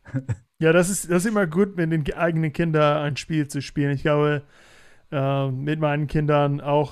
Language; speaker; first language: German; non-native, fluent; English